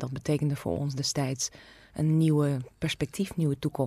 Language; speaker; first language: Dutch; non-native, fluent; Russian